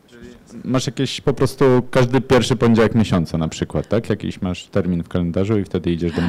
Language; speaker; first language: Polish; native; Polish